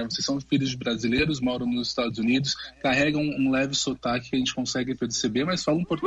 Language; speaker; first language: Portuguese; native; Portuguese